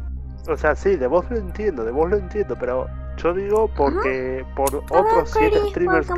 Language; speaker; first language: Spanish; native; Spanish